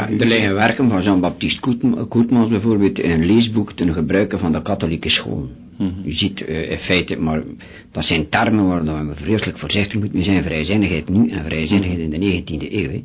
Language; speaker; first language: Dutch; native; Dutch